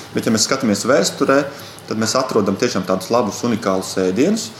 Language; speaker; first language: Latvian; native; Latvian